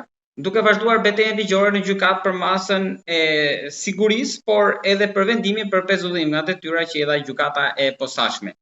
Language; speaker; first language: Albanian; native; Albanian